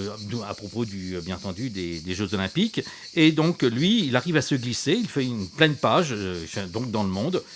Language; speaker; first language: French; native; French